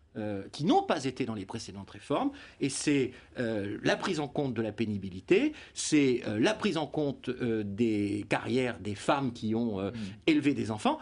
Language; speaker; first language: French; native; French